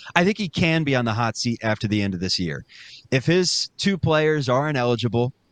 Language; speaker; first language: English; native; English